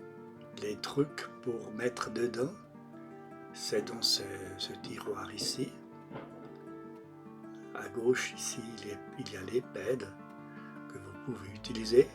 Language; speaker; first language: French; non-native, local second language; German